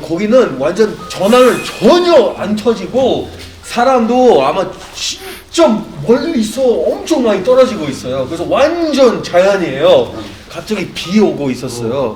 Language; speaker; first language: Korean; early bilingual, heritage; Korean